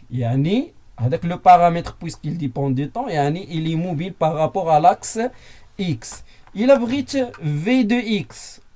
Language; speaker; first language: French; non-native, local second language; Arabic